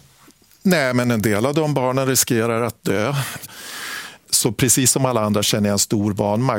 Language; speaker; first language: Swedish; native; Swedish